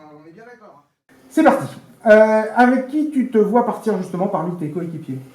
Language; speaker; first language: French; native; French